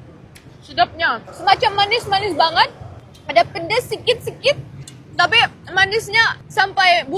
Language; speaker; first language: Indonesian; non-native, learner; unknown